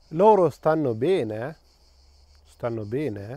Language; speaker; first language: Italian; non-native, fluent; Tamil